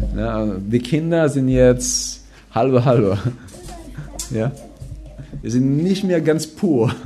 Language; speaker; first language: German; non-native, fluent; Filipino